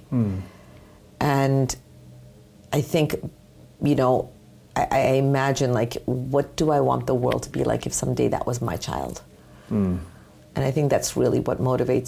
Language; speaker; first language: English; native; English